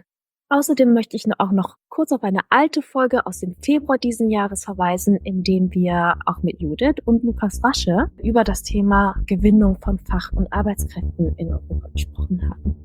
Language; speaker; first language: German; native; German